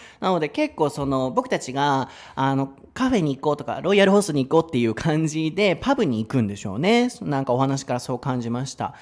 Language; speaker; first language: Japanese; native; Japanese